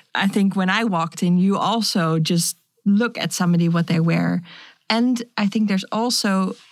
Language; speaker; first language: English; non-native, fluent; Dutch